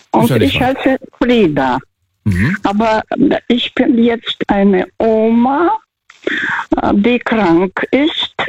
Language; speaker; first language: German; non-native, fluent; Russian